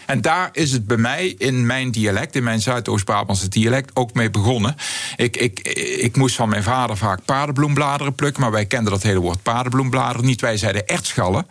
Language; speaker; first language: Dutch; native; Dutch